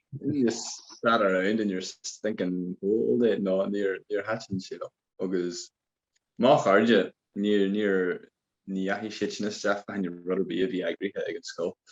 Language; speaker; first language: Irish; non-native, local second language; English